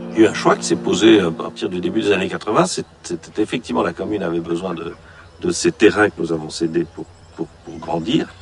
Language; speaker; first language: French; native; French